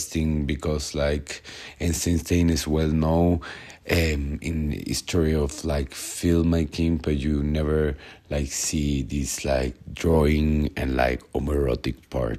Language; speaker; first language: English; non-native, learner; Spanish